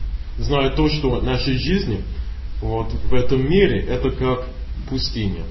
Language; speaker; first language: Russian; non-native, learner; English